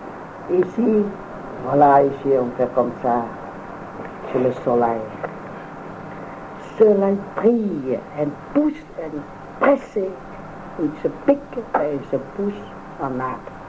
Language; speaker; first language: French; non-native, fluent; Vietnamese